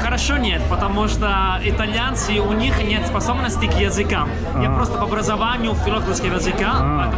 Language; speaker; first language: Russian; non-native, fluent; Italian